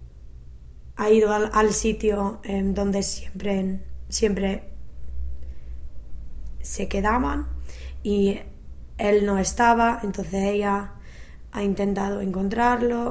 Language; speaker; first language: Spanish; non-native, fluent; English